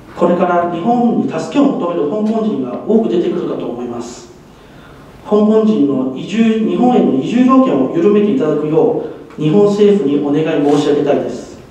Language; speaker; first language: Japanese; non-native, fluent; Cantonese